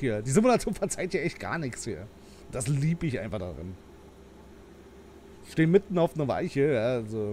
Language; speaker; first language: German; native; German